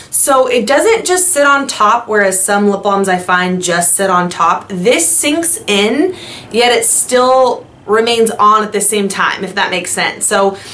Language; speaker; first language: English; native; English